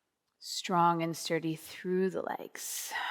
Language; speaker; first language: English; native; English